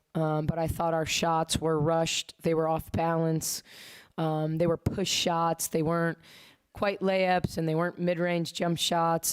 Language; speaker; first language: English; native; English